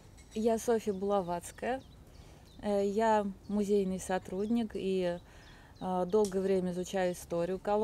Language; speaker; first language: Russian; native; Russian